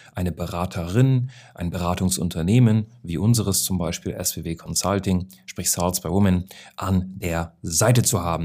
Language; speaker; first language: German; native; German